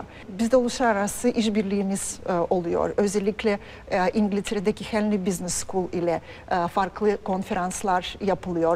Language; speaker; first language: Turkish; non-native, fluent; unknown